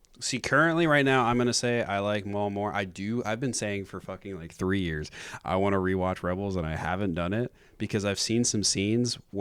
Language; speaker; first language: English; native; English